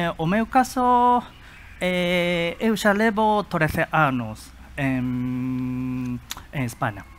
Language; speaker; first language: Galician; non-native, learner; Japanese